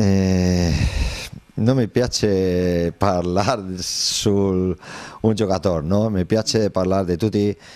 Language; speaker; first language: Italian; non-native, learner; Spanish